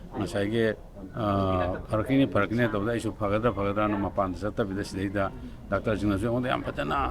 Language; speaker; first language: Manipuri; native; Manipuri